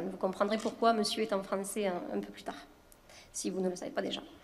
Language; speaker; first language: French; native; French